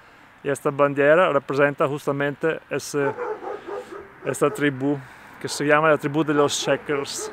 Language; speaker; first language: Spanish; non-native, fluent; Portuguese